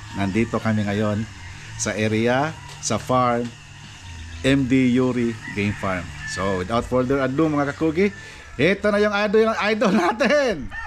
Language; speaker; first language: Filipino; native; Filipino